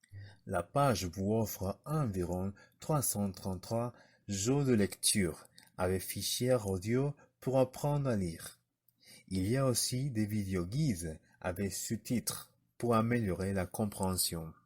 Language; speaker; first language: French; non-native, learner; Spanish